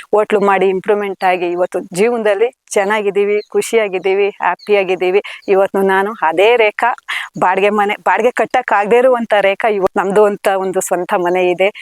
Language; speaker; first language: Kannada; native; Kannada